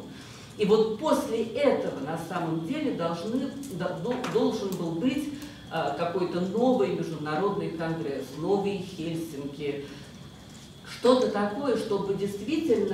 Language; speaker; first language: Russian; native; Russian